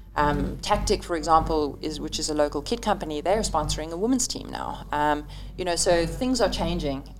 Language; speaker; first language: English; native; English